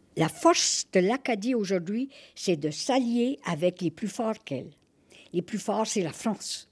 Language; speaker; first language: French; native; French